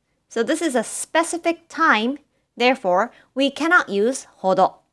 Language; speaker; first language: English; non-native, fluent; Japanese